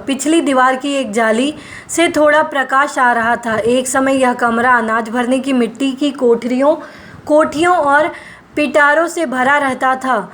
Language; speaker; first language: Hindi; non-native, local second language; Gujarati